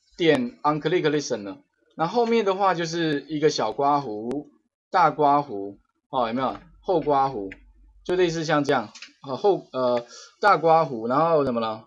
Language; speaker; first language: Chinese; native; Chinese